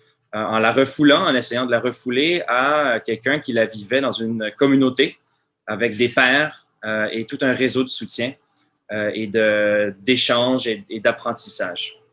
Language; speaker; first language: French; native; French